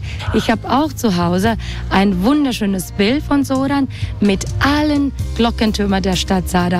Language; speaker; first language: German; non-native, fluent; Croatian